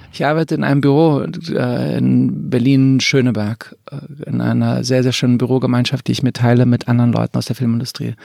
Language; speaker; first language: German; early bilingual, other home language; Croatian